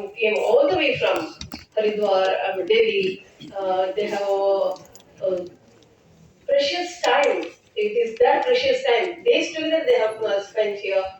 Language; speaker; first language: English; non-native, local second language; Tamil